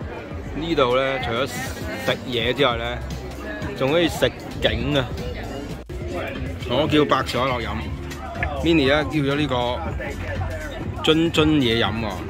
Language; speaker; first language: Cantonese; native; Cantonese